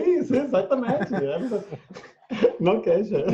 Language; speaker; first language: Portuguese; non-native, fluent; Spanish